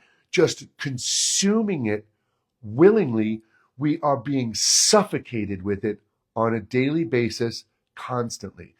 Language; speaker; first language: English; native; English